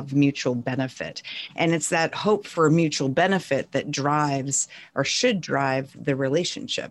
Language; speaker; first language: English; native; English